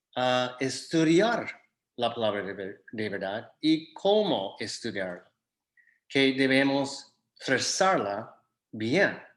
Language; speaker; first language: Spanish; non-native, fluent; English